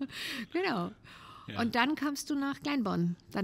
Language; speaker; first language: German; native; German